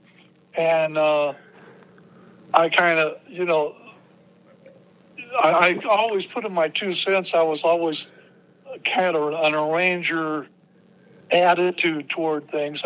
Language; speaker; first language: English; native; English